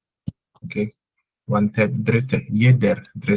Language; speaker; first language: German; non-native, fluent; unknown